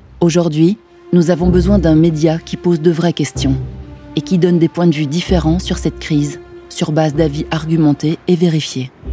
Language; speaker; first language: French; native; French